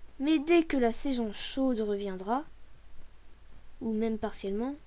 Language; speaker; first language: French; native; French